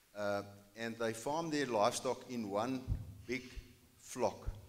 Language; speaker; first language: English; non-native, local second language; Afrikaans